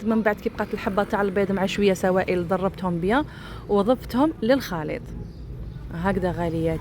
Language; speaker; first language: Arabic; native; Arabic